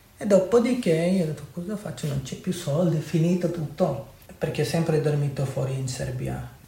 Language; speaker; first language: Italian; non-native, learner; Urdu